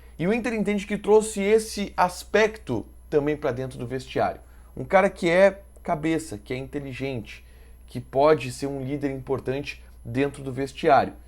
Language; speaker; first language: Portuguese; native; Portuguese